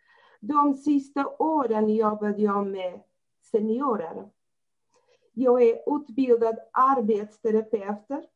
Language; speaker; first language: Swedish; non-native, fluent; Portuguese